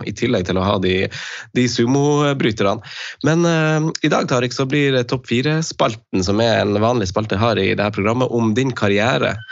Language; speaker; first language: Norwegian; native; Norwegian